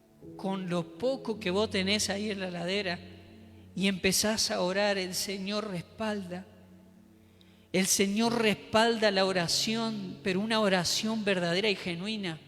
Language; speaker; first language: Spanish; native; Spanish